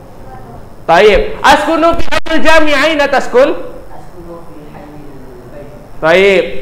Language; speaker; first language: Arabic; non-native, fluent; Indonesian